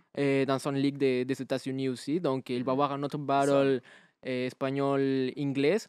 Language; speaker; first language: French; non-native, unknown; Spanish